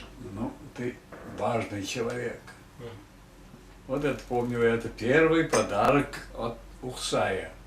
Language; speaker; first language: Russian; non-native, local second language; Tatar